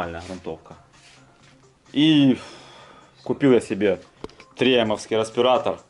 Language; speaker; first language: Russian; native; Russian